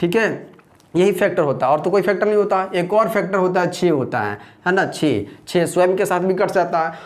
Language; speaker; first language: Hindi; native; Hindi